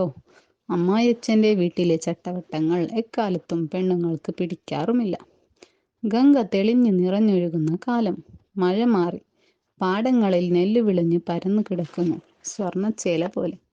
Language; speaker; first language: Malayalam; native; Malayalam